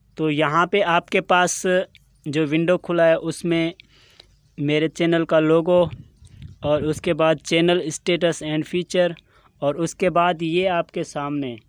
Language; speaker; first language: Urdu; non-native, local second language; Sindhi